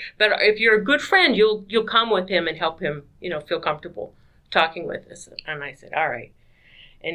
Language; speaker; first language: English; native; English